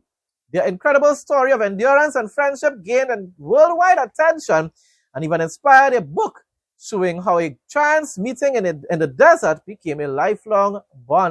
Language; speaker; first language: English; native; English